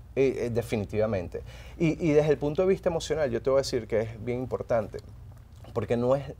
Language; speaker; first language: Spanish; native; Spanish